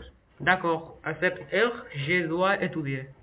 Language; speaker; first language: French; non-native, learner; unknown